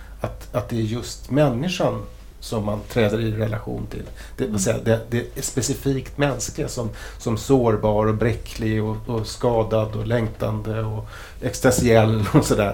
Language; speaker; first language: Swedish; native; Swedish